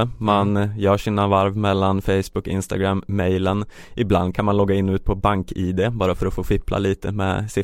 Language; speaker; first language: Swedish; native; Swedish